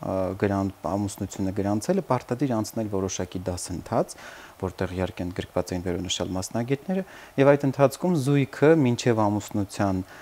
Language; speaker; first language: Armenian; native; Armenian